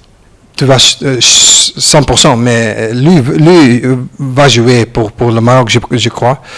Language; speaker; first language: French; non-native, learner; Dutch